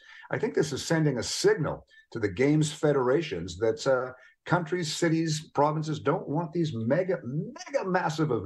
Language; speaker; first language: English; native; English